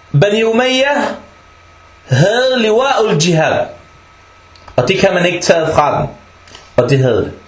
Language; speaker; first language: Danish; early bilingual, other home language; Arabic